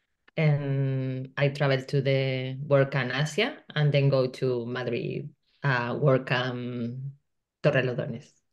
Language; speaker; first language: English; non-native, learner; Spanish